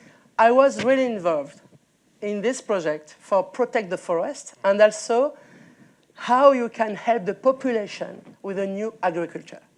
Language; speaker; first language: English; non-native, learner; French